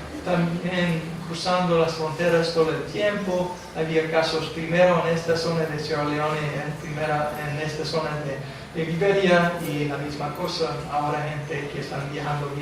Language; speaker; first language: Spanish; non-native, fluent; English